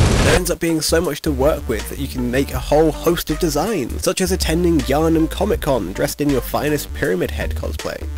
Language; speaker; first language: English; native; English